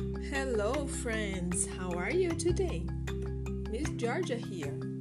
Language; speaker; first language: English; non-native, fluent; Portuguese